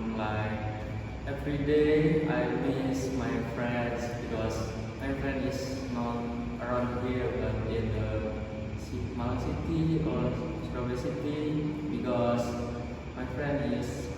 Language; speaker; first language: English; non-native, learner; Indonesian